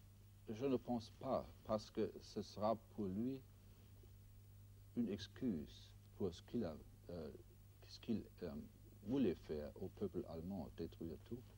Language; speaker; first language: French; non-native, fluent; German